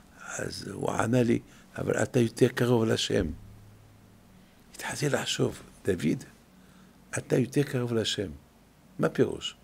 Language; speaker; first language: Hebrew; non-native, fluent; French